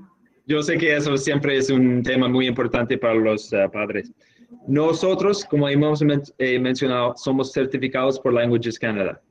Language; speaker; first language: Spanish; non-native, fluent; English